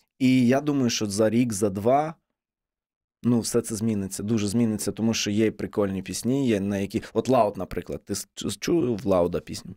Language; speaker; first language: Ukrainian; non-native, local second language; Russian